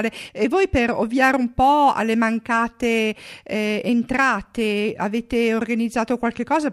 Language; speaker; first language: Italian; native; Italian